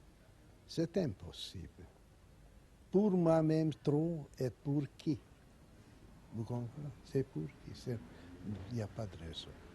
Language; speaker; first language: French; non-native, learner; Hungarian